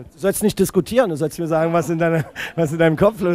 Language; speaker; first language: German; native; German